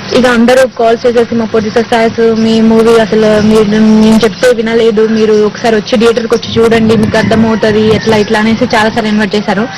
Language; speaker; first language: Telugu; non-native, local second language; Lambadi